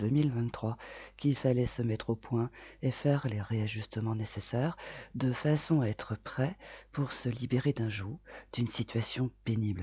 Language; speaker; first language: French; native; French